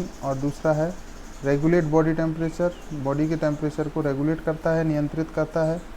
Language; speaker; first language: Hindi; native; Hindi